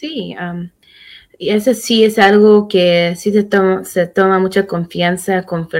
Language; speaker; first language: Spanish; early bilingual, heritage; Spanish